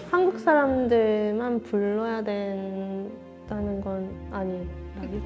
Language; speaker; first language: Korean; non-native, fluent; Japanese